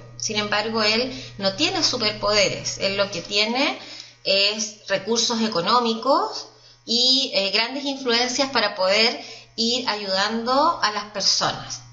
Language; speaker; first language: Spanish; native; Spanish